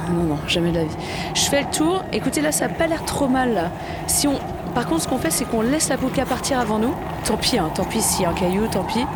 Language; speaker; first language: French; native; French